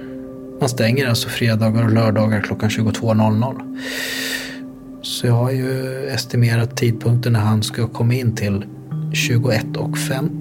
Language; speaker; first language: Swedish; native; Swedish